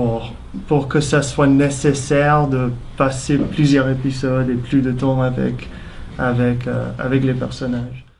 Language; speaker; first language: French; non-native, fluent; English